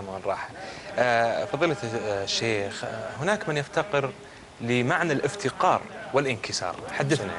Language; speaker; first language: Arabic; native; Arabic